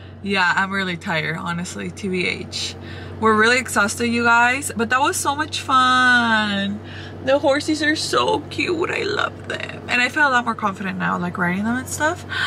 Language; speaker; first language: English; early bilingual, other home language; Spanish